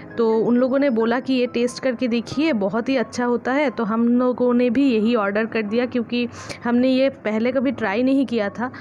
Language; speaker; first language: Hindi; non-native, local second language; Bangla